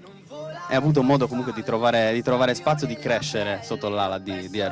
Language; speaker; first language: Italian; native; Italian